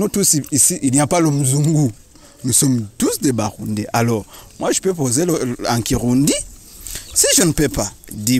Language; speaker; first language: French; non-native, learner; Rundi